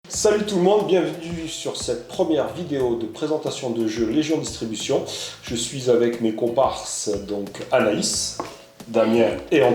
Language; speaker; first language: French; native; French